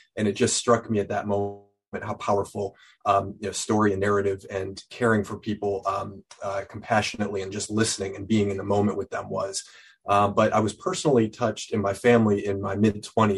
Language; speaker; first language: English; native; English